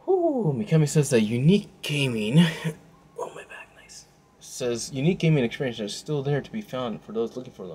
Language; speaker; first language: English; native; English